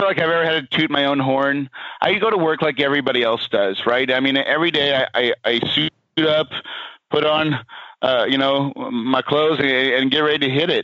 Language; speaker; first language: English; native; English